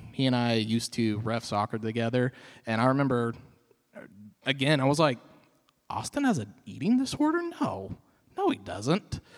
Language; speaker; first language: English; native; English